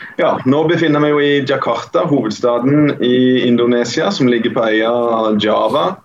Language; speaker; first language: Norwegian; native; Norwegian